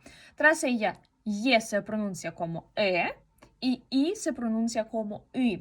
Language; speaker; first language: Spanish; non-native, fluent; Russian